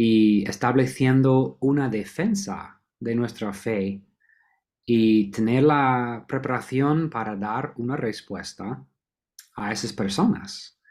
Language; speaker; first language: Spanish; non-native, fluent; English